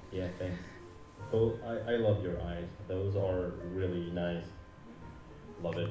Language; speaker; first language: English; non-native, fluent; Indonesian